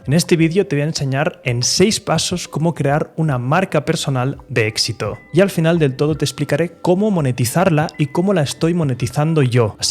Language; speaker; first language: Spanish; native; Spanish